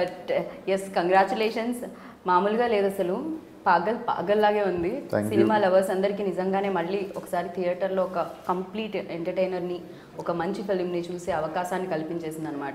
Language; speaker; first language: Telugu; native; Telugu